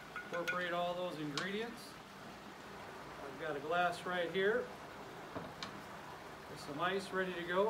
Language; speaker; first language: English; native; English